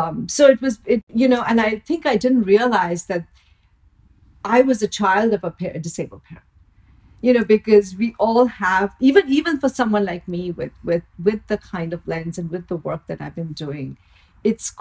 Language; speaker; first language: English; non-native, local second language; Bangla